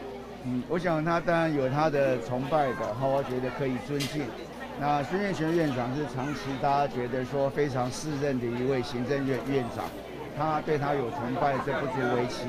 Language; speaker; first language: Chinese; native; Chinese